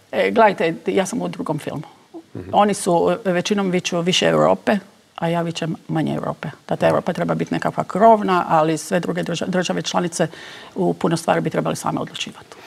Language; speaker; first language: Croatian; early bilingual, heritage; Croatian